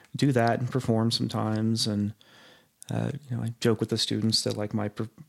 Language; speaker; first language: English; native; English